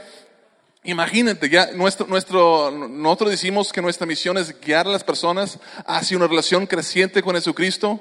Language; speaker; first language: Spanish; native; Spanish